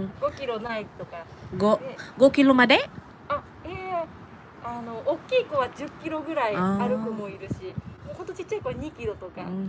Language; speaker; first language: Japanese; non-native, learner; Waray